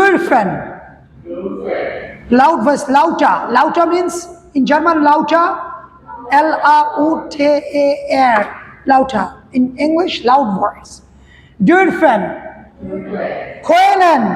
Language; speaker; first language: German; non-native, fluent; Bangla